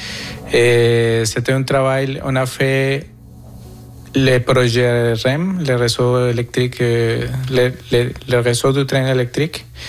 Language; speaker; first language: French; non-native, fluent; Spanish